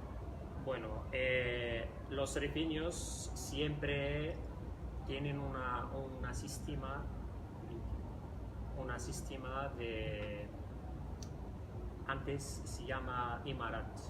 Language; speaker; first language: Spanish; non-native, fluent; Riffian